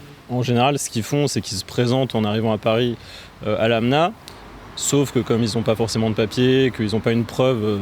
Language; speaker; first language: French; native; French